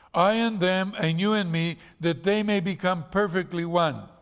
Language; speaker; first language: English; non-native, fluent; Portuguese